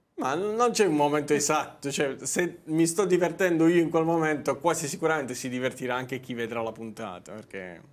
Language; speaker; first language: Italian; native; Italian